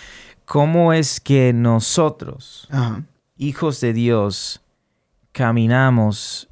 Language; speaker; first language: Spanish; early bilingual, heritage; Spanish